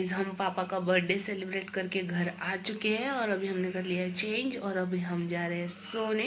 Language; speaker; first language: Hindi; native; Hindi